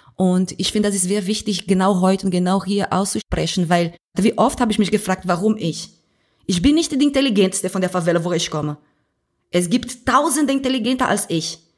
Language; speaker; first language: German; non-native, fluent; Portuguese